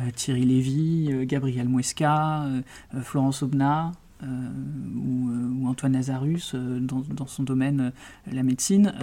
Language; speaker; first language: French; native; French